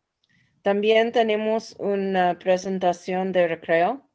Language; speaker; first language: Spanish; non-native, learner; English